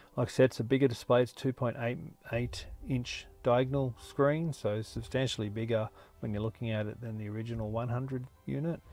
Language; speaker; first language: English; native; English